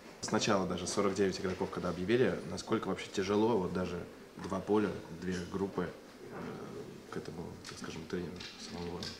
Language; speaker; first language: Russian; native; Russian